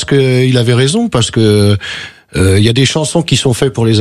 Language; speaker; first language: French; native; French